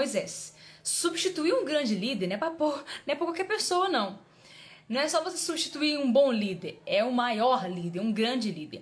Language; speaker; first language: Portuguese; native; Portuguese